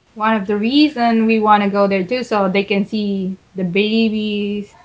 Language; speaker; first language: English; non-native, local second language; Filipino